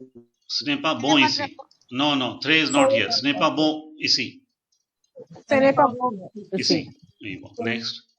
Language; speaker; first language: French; non-native, fluent; Urdu